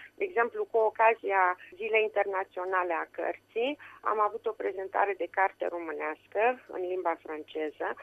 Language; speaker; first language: Romanian; native; Romanian